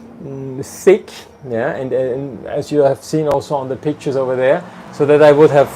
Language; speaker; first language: English; non-native, fluent; German